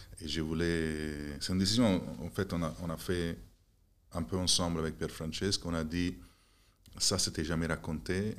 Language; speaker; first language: French; non-native, fluent; Italian